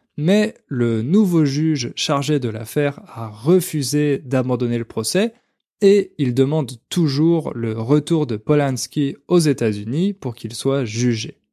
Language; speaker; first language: French; native; French